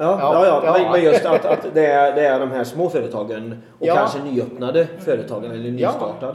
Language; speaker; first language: Swedish; native; Swedish